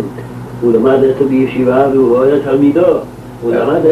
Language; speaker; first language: Hebrew; non-native, local second language; Yiddish